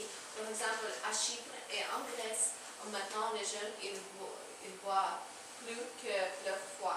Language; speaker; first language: French; non-native, learner; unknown